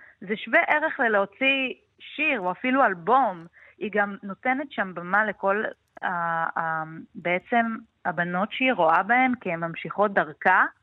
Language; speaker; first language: Hebrew; native; Hebrew